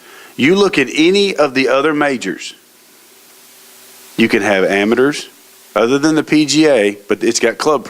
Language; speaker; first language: English; native; English